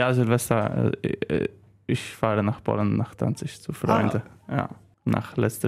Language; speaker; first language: German; non-native, learner; Polish